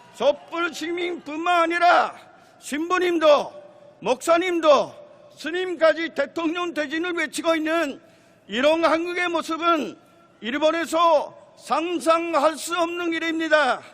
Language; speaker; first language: Korean; non-native, fluent; Japanese